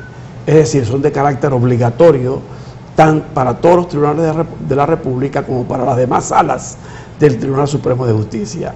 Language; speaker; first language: Spanish; native; Spanish